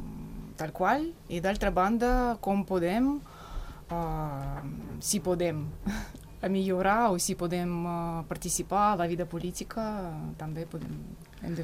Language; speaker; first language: Catalan; non-native, fluent; Russian